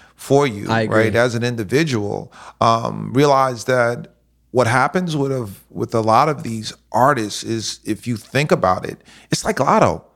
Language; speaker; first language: English; native; English